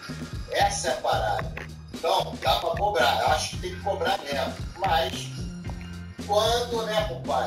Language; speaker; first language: Portuguese; native; Portuguese